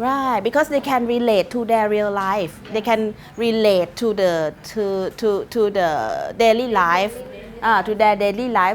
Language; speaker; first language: English; non-native, fluent; Thai